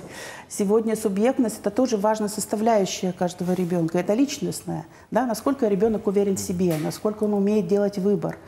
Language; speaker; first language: Russian; native; Russian